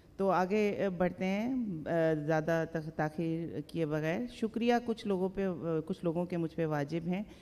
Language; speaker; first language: Urdu; native; Urdu